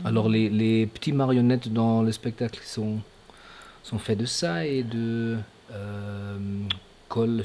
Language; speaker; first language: French; non-native, fluent; German